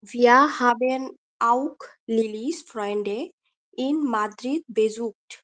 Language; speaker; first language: German; non-native, learner; Bangla